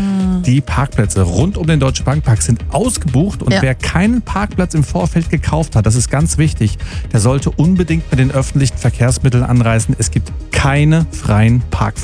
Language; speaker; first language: German; native; German